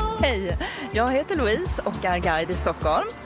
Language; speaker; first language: Swedish; non-native, fluent; French